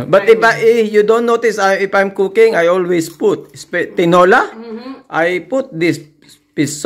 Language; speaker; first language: English; non-native, local second language; Filipino